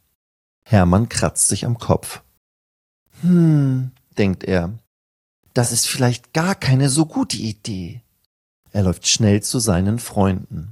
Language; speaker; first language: German; native; German